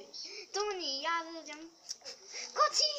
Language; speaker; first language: Chinese; early bilingual, heritage; Chinese